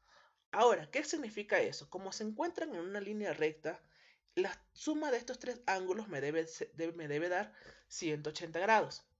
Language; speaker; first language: Spanish; native; Spanish